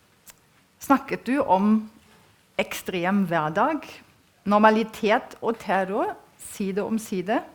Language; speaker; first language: Norwegian; non-native, fluent; German